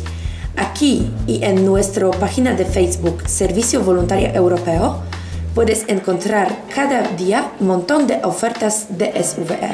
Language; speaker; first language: Spanish; non-native, fluent; Polish